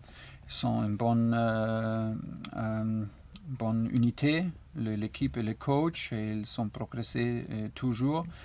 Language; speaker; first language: French; non-native, learner; German